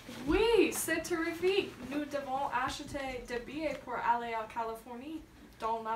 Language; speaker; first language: French; non-native, learner; English